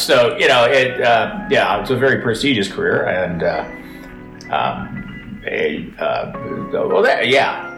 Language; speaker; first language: English; native; English